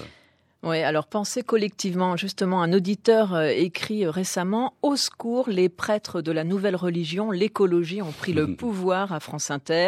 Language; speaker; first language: French; native; French